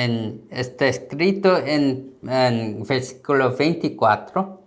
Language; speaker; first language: Spanish; non-native, learner; Korean